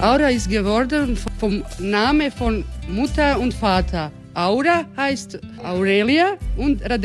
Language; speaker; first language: German; non-native, learner; Croatian